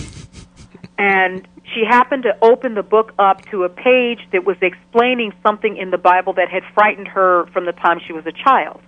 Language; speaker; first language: English; native; English